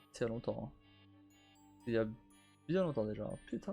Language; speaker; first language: French; native; French